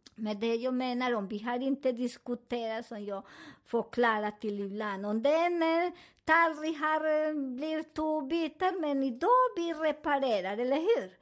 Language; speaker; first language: Swedish; non-native, fluent; Spanish